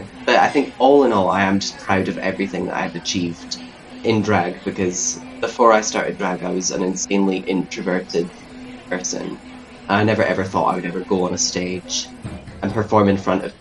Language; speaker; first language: English; native; English